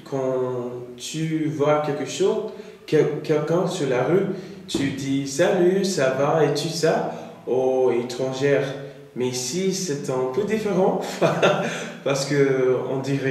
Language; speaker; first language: French; non-native, fluent; English